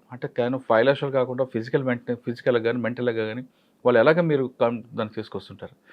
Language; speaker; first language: Telugu; native; Telugu